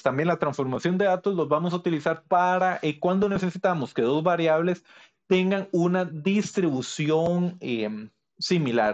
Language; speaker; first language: Spanish; native; Spanish